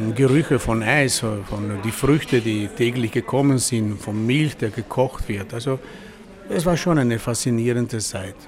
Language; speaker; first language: German; non-native, fluent; Italian